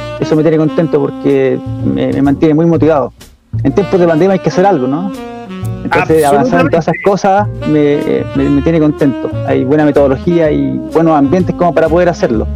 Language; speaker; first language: Spanish; native; Spanish